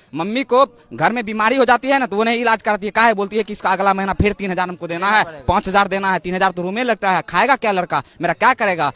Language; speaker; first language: Hindi; native; Hindi